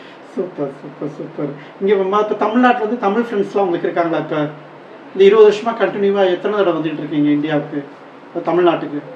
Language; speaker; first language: Tamil; native; Tamil